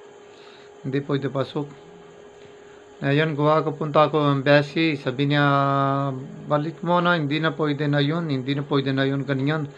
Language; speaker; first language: Filipino; non-native, learner; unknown